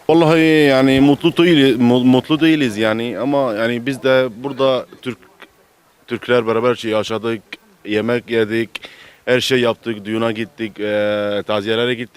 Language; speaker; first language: Turkish; non-native, learner; Arabic